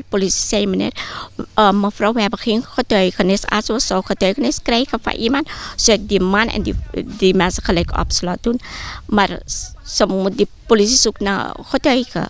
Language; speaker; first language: Dutch; non-native, local second language; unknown